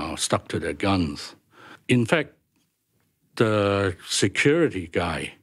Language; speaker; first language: English; non-native, local second language; Cantonese